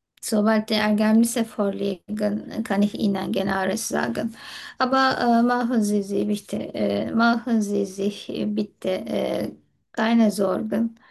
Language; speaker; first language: German; non-native, learner; Turkish